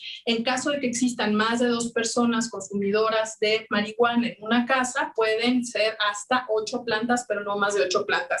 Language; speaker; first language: Spanish; native; Spanish